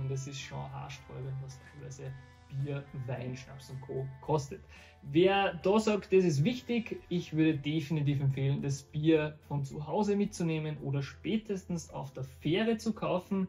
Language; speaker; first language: German; native; German